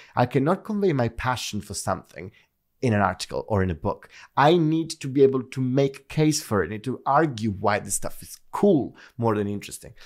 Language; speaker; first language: English; non-native, fluent; Italian